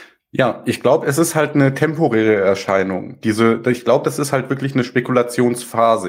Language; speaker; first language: German; native; German